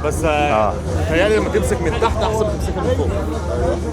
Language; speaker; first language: Arabic; native; Arabic